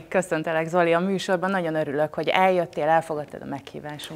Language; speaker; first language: Hungarian; native; Hungarian